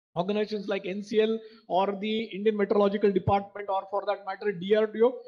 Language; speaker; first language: English; non-native, local second language; Marathi